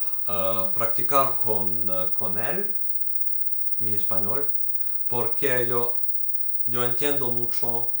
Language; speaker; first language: Spanish; non-native, learner; Ukrainian